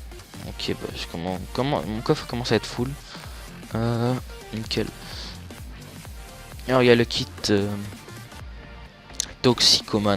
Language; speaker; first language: French; native; French